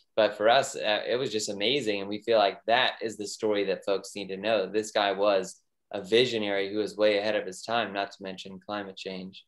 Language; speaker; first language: English; native; English